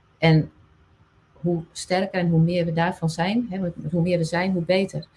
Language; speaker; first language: Dutch; non-native, local second language; Western Frisian